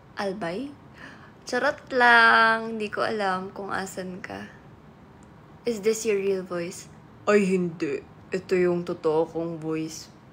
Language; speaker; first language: Filipino; native; Filipino